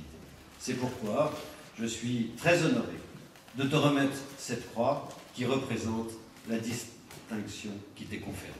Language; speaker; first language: French; native; French